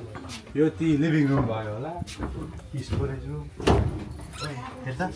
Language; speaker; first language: Nepali; non-native, learner; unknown